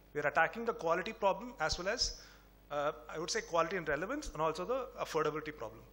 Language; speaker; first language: English; non-native, local second language; Tamil